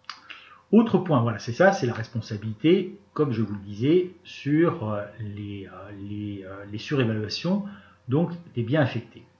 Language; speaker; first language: French; native; French